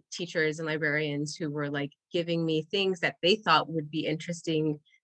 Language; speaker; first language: English; non-native, fluent; Spanish